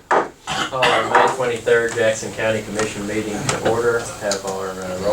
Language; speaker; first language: English; native; English